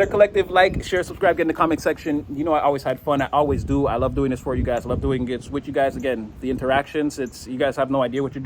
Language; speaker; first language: English; native; English